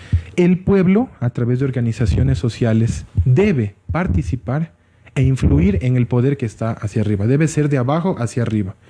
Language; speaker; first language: Spanish; native; Spanish